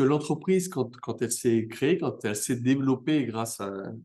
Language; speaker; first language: French; native; French